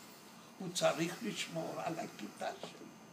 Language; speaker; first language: Hebrew; non-native, fluent; Yiddish